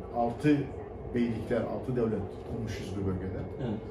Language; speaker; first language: Turkish; early bilingual, heritage; Turkish